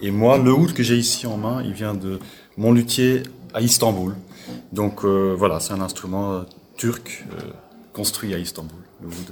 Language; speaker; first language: French; non-native, local second language; Dutch